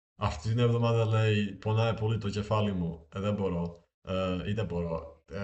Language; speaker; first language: Greek; non-native, fluent; Slovak